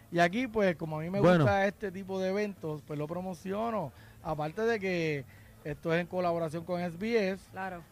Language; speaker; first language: Spanish; native; Spanish